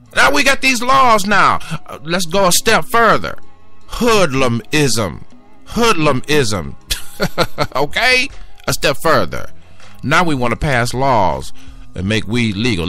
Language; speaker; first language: English; native; English